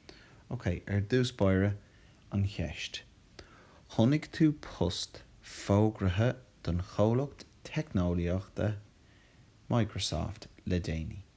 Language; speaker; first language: Irish; non-native, local second language; English